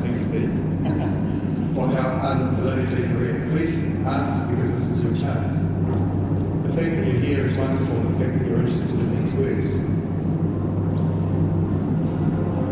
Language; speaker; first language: English; native; English